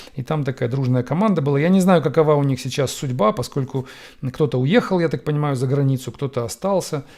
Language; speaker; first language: Russian; native; Russian